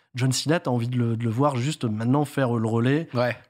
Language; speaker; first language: French; native; French